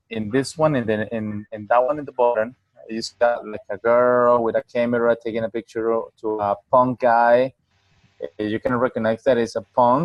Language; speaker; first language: English; non-native, learner; Spanish